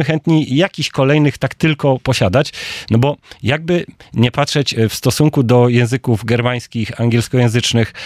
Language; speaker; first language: Polish; native; Polish